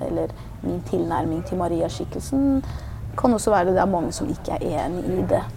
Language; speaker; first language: Norwegian; early bilingual, other home language; Persian